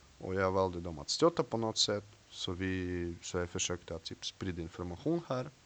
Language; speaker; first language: Swedish; non-native, fluent; Russian